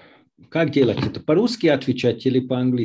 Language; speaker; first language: Russian; non-native, learner; Hungarian